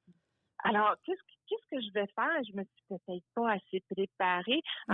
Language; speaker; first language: French; native; French